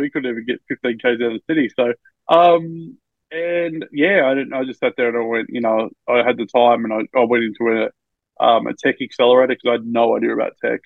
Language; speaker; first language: English; native; English